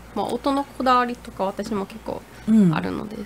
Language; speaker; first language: Japanese; native; Japanese